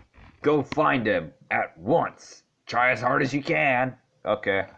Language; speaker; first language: English; native; English